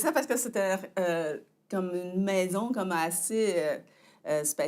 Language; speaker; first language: French; non-native, fluent; Chinese